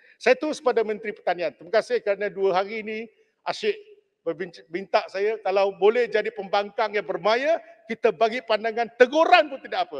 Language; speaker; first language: Malay; non-native, local second language; Chinese